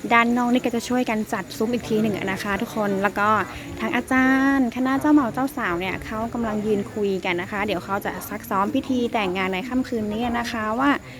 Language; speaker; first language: Thai; non-native, local second language; Karen languages